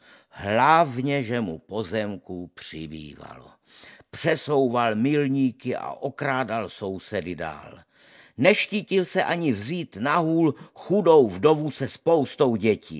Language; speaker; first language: Czech; native; Czech